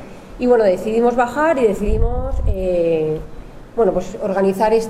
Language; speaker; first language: Spanish; native; Spanish